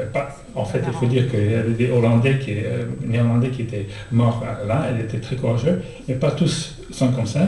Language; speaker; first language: French; non-native, fluent; Russian